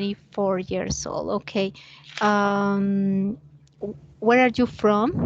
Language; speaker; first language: English; non-native, learner; Spanish